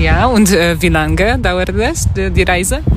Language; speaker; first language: German; non-native, learner; Polish